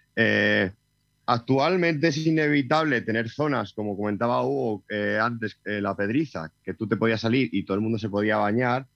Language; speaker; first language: Spanish; native; Spanish